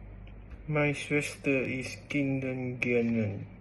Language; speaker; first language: German; non-native, learner; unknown